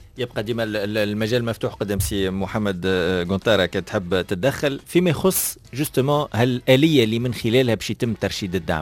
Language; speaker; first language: Arabic; native; Arabic